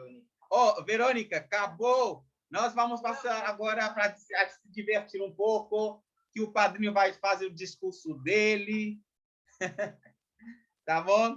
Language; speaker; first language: Portuguese; non-native, fluent; Haitian Creole